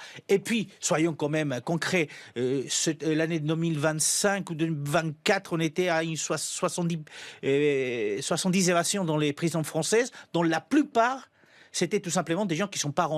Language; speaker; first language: French; non-native, fluent; Spanish